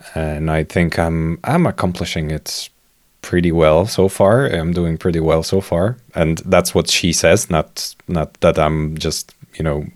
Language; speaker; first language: English; non-native, fluent; Polish